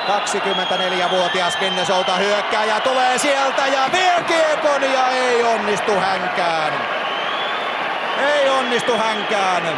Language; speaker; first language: Finnish; native; Finnish